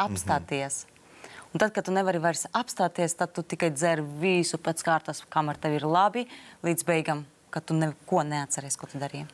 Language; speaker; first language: Latvian; non-native, local second language; Russian